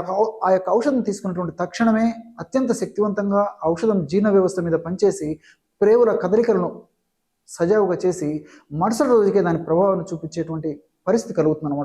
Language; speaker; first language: Telugu; native; Telugu